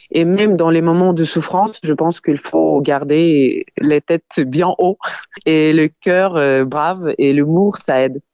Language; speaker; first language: French; non-native, fluent; Ukrainian